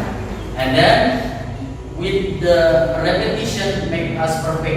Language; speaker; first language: English; non-native, learner; Indonesian